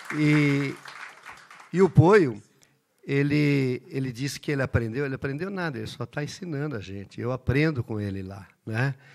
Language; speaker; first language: Portuguese; early bilingual, other home language; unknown